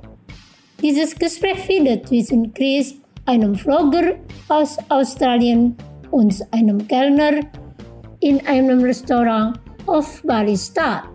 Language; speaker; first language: German; non-native, fluent; Indonesian